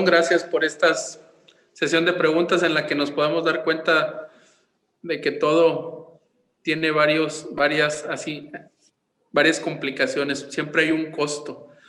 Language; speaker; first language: Spanish; native; Spanish